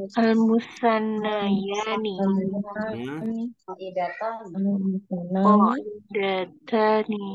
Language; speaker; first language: Arabic; non-native, learner; Indonesian